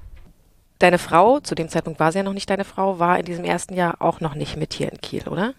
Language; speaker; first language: German; native; German